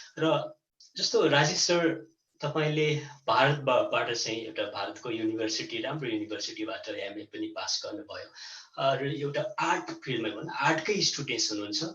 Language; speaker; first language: Nepali; native; Nepali